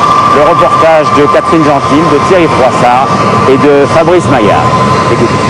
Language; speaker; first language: French; native; French